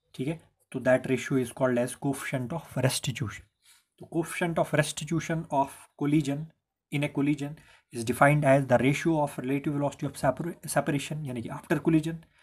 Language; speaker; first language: Hindi; non-native, local second language; Kashmiri